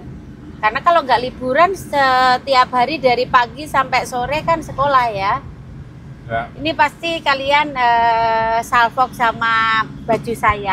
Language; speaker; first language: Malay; non-native, local second language; Javanese